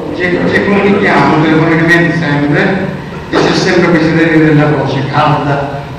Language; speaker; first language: Italian; native; Italian